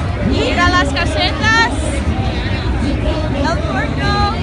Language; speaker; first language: Spanish; non-native, learner; English